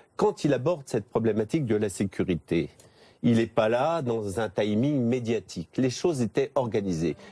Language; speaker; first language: French; native; French